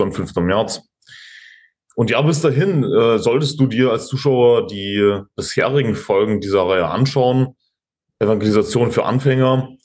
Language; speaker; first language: German; native; German